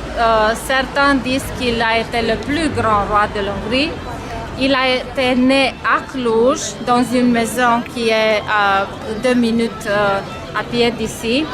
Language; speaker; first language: French; non-native, fluent; Romanian